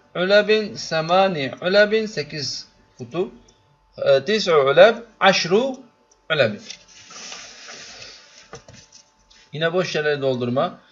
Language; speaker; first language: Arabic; non-native, learner; Turkish